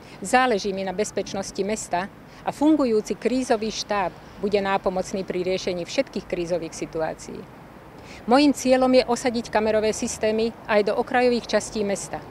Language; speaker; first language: Slovak; native; Slovak